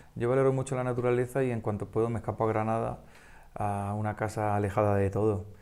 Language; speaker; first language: Spanish; native; Spanish